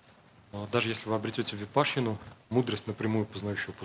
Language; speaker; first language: Russian; native; Russian